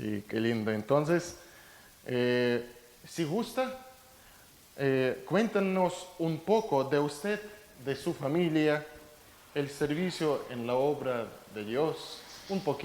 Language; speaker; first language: Spanish; non-native, fluent; Russian